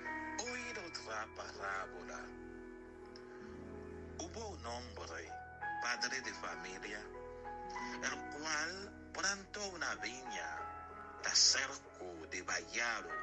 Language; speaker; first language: Spanish; non-native, learner; Haitian Creole